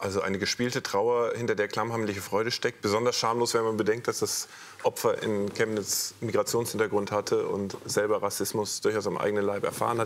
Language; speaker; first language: German; native; German